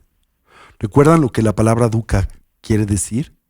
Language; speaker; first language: Spanish; native; Spanish